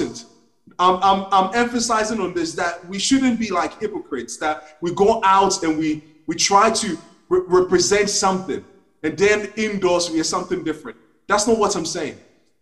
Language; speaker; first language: English; non-native, local second language; Akan